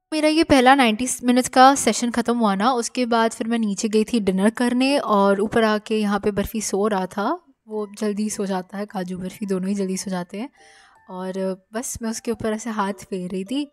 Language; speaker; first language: Hindi; non-native, local second language; Bangla